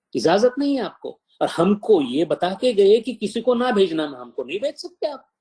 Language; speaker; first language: Hindi; non-native, local second language; Marathi